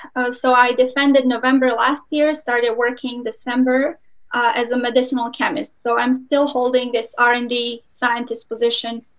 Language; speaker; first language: English; non-native, fluent; Serbian